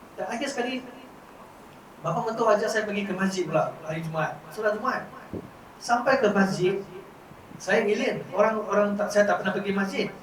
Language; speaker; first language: Malay; non-native, local second language; Chinese